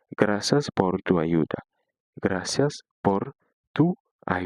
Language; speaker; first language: Spanish; non-native, fluent; Haitian Creole